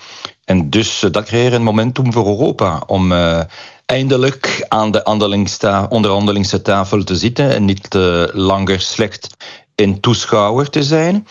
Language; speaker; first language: Dutch; non-native, local second language; French